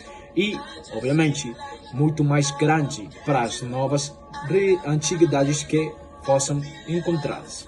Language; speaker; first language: Portuguese; non-native, fluent; Spanish